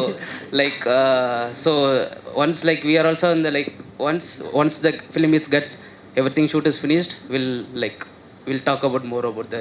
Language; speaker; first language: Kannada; non-native, local second language; Tamil